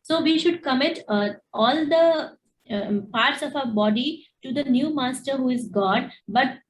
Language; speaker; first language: English; non-native, local second language; Hindi